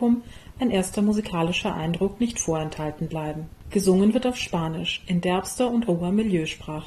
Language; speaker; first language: German; native; German